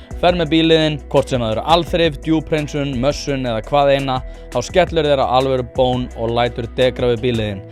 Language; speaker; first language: Icelandic; native; Icelandic